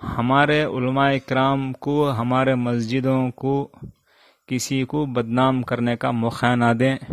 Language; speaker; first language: Hindi; non-native, local second language; Urdu